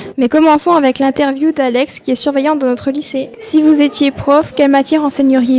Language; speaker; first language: French; native; French